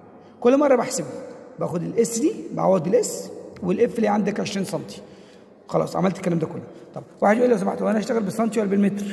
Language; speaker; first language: Arabic; native; Arabic